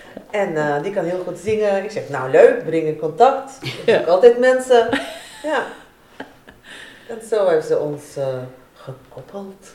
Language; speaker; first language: Dutch; non-native, fluent; Russian